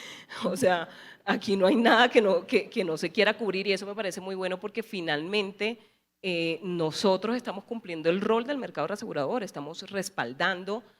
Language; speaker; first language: Spanish; native; Spanish